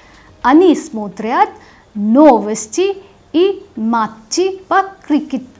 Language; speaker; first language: Russian; non-native, fluent; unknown